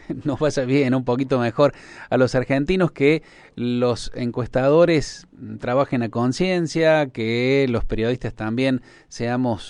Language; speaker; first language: Spanish; native; Spanish